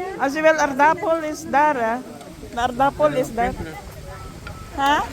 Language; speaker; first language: Dutch; non-native, learner; Filipino